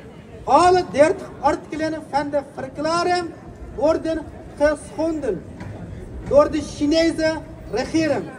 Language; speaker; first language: Dutch; non-native, fluent; Uyghur